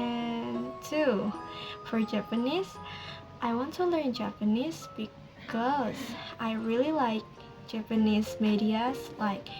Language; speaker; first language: English; non-native, learner; Indonesian